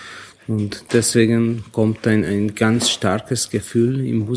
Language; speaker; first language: German; non-native, learner; Hungarian